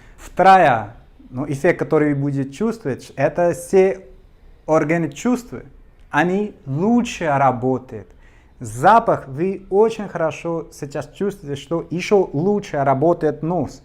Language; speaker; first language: Russian; non-native, learner; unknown